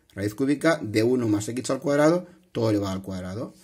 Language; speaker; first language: Spanish; non-native, local second language; Catalan